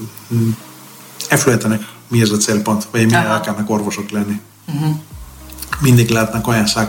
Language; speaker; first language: Hungarian; non-native, fluent; Greek